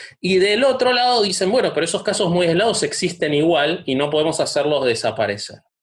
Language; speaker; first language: Spanish; native; Spanish